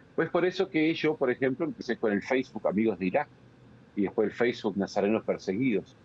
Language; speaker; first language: Spanish; native; Spanish